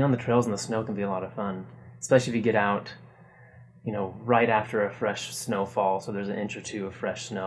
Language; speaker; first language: English; native; English